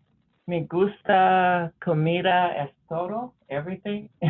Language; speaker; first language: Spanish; non-native, learner; English